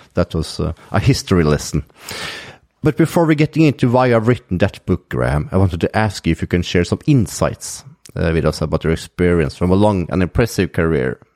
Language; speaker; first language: English; non-native, fluent; Norwegian